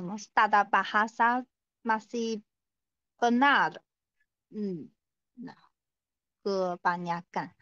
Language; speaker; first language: Indonesian; non-native, learner; Chinese